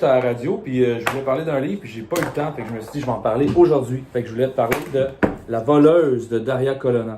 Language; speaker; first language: French; native; French